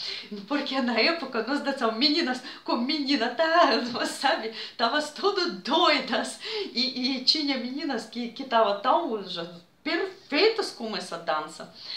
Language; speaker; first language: Portuguese; non-native, fluent; Russian